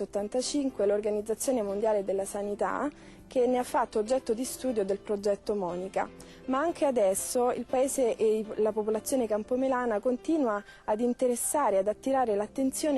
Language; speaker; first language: Italian; native; Italian